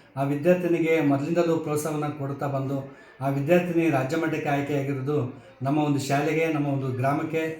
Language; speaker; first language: Kannada; native; Kannada